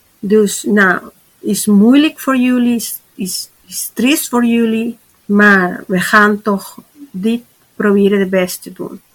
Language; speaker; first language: Dutch; non-native, learner; Spanish